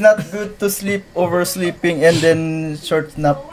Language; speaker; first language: English; non-native, local second language; Cebuano